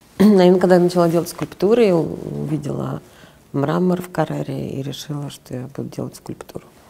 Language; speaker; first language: Russian; native; Russian